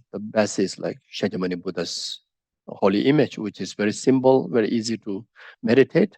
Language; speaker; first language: English; non-native, fluent; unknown